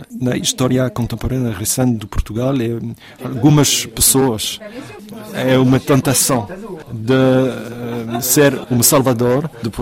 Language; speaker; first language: Portuguese; non-native, fluent; French